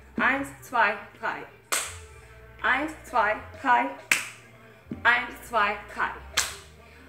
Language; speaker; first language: German; non-native, fluent; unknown